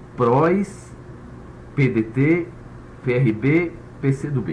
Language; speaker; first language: Portuguese; native; Portuguese